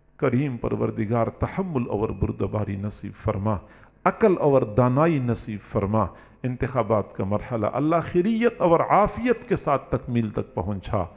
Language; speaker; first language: Urdu; non-native, local second language; Punjabi